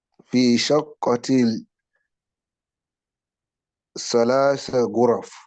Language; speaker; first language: Arabic; non-native, learner; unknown